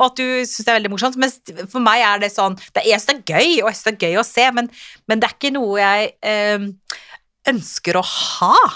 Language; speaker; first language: Norwegian; native; Norwegian